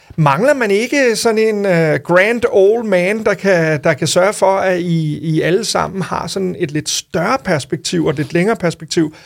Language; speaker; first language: Danish; native; Danish